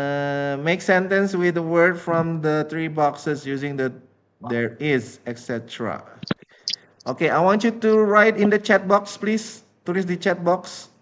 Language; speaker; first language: English; non-native, fluent; Indonesian